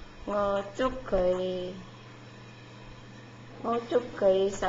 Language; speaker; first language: Cantonese; non-native, learner; Indonesian